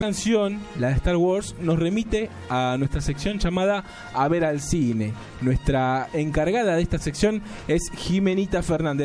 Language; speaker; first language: Spanish; native; Spanish